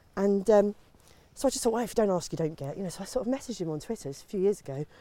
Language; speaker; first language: English; native; English